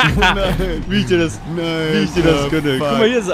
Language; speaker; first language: German; native; German